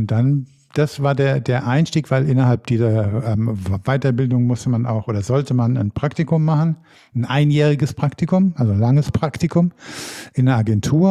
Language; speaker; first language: German; native; German